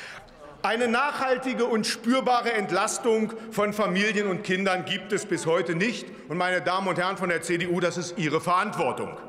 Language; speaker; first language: German; native; German